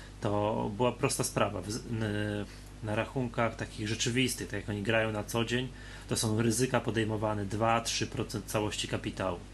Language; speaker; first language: Polish; native; Polish